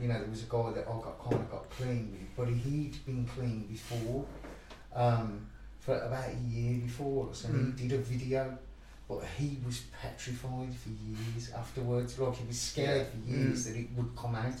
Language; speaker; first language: English; native; English